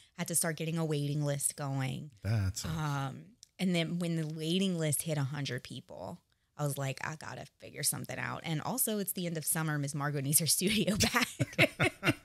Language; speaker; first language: English; native; English